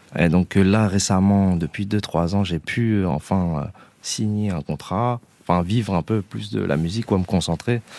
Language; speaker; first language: French; native; French